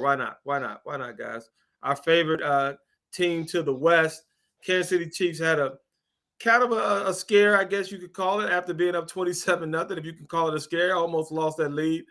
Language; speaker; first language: English; native; English